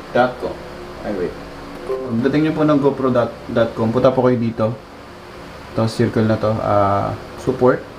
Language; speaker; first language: Filipino; native; Filipino